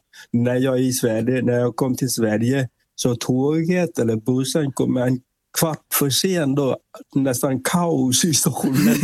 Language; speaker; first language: Swedish; non-native, fluent; Vietnamese